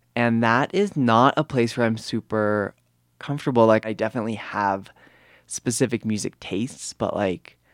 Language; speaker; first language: English; native; English